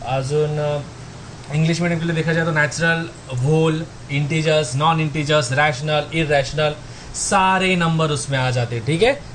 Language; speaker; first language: Hindi; non-native, local second language; Marathi